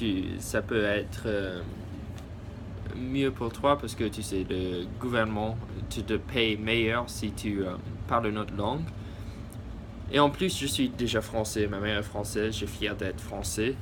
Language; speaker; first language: French; early bilingual, heritage; English